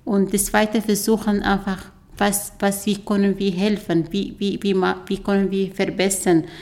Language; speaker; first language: German; non-native, learner; Arabic